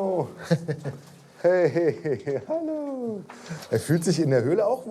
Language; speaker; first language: German; native; German